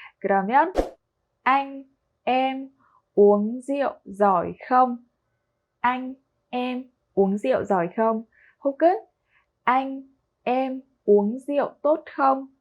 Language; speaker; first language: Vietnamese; non-native, fluent; Korean